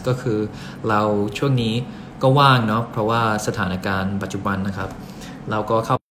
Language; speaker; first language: Thai; early bilingual, other home language; English